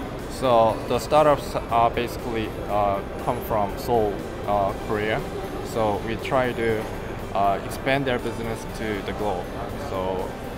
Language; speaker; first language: English; non-native, fluent; Korean